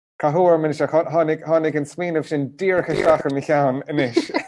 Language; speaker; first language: Irish; non-native, local second language; English